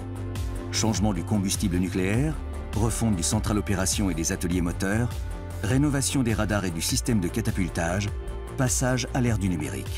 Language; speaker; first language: French; native; French